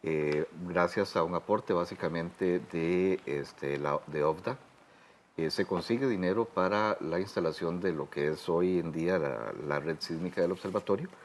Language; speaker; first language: Spanish; native; Spanish